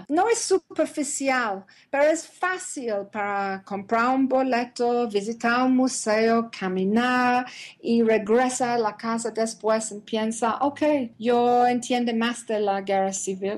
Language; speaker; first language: Spanish; non-native, learner; English